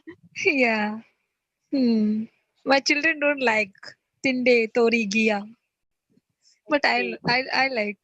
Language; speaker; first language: English; non-native, learner; Hindi